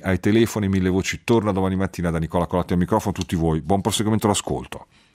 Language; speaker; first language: Italian; native; Italian